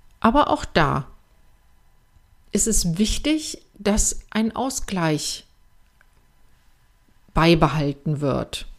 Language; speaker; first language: German; native; German